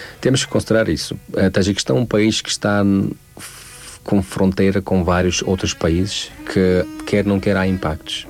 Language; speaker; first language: Portuguese; non-native, fluent; Tajik